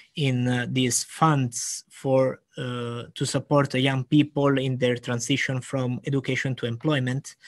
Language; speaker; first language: English; non-native, fluent; Italian